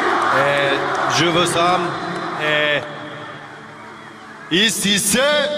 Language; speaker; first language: French; non-native, learner; Swedish